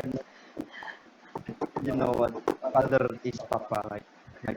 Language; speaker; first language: English; non-native, learner; Indonesian